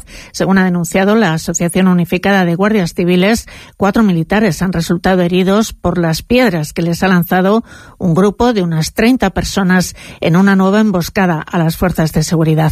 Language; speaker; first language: Spanish; native; Spanish